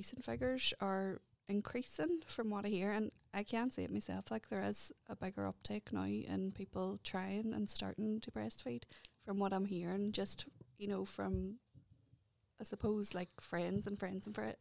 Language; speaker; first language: English; native; English